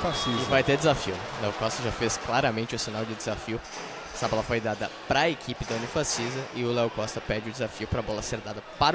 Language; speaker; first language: Portuguese; native; Portuguese